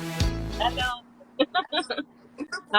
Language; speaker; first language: Tamil; non-native, fluent; Gujarati